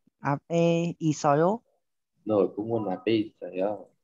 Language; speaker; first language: Korean; non-native, fluent; Vietnamese